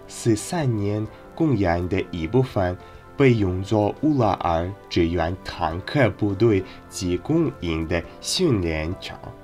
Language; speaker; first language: Chinese; non-native, learner; Russian